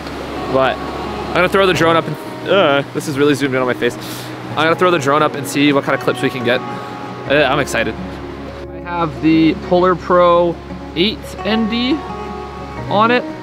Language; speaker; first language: English; native; English